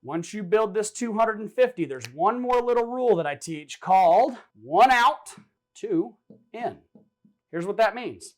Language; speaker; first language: English; native; English